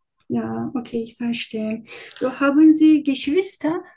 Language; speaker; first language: German; non-native, learner; Turkish